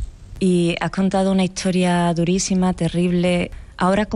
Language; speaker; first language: Spanish; native; Spanish